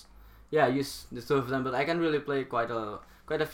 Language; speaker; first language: English; non-native, local second language; Filipino